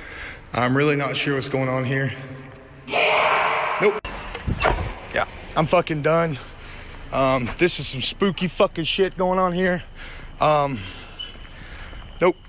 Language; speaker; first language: English; native; English